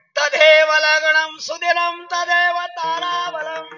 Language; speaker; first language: Hindi; non-native, local second language; Marathi